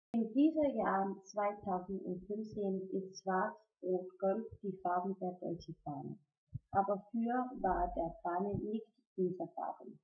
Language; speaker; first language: German; non-native, learner; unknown